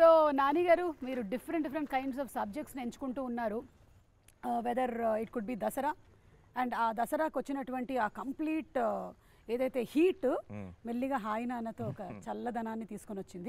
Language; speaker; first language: Telugu; native; Telugu